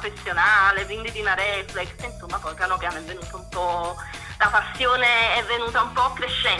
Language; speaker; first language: Italian; native; Italian